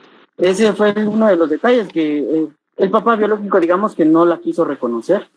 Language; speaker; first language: Spanish; native; Spanish